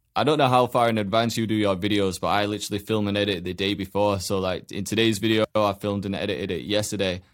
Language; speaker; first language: English; native; English